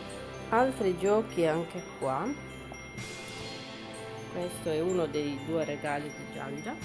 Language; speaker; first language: Italian; native; Italian